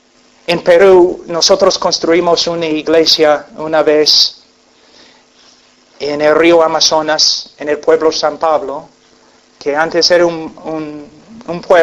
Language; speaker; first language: Spanish; non-native, fluent; English